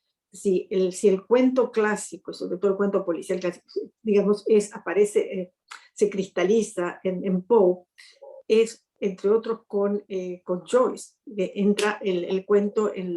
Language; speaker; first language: Spanish; native; Spanish